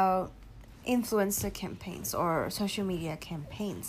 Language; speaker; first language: English; non-native, local second language; Cantonese